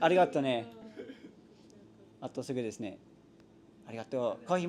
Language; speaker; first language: Japanese; non-native, learner; English